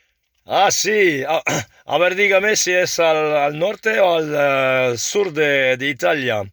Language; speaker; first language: Spanish; non-native, learner; French